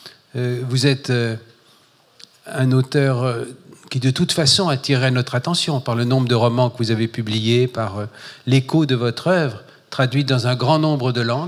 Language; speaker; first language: French; native; French